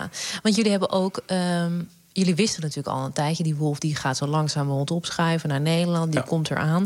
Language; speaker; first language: Dutch; native; Dutch